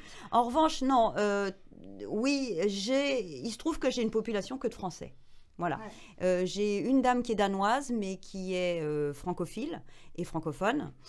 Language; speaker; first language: French; native; French